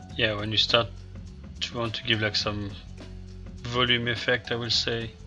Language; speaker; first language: English; non-native, fluent; French